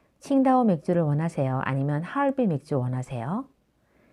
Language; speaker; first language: Chinese; non-native, fluent; Korean